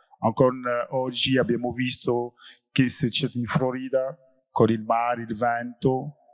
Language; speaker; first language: Italian; non-native, fluent; French